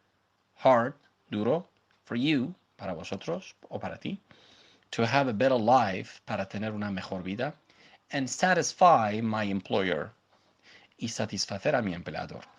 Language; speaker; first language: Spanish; non-native, fluent; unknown